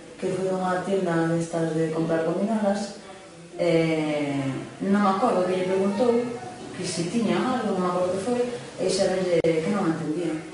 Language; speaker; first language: Galician; native; Galician